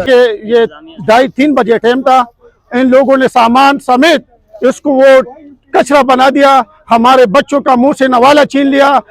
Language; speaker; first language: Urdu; non-native, local second language; Pashto